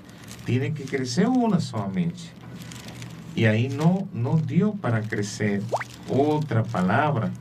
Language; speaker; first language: Spanish; non-native, learner; Portuguese